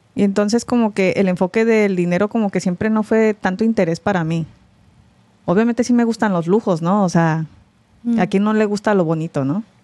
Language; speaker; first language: Spanish; early bilingual, other home language; Korean